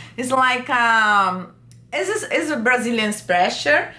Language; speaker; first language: English; non-native, learner; Portuguese